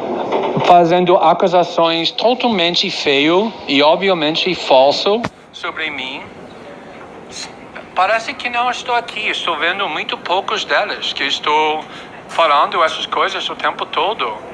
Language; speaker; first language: Portuguese; non-native, fluent; English